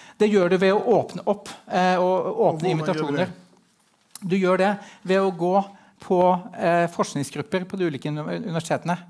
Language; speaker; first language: Norwegian; native; Norwegian